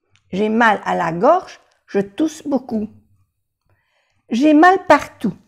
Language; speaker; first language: French; non-native, fluent; Spanish